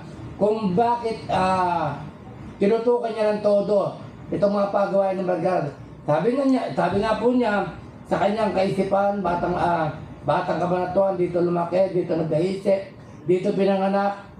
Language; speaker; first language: Filipino; native; Filipino